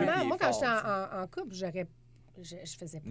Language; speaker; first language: French; native; French